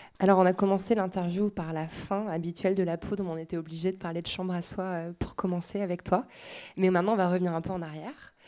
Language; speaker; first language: French; native; French